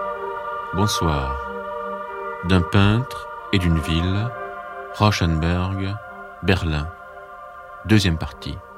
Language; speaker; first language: French; native; French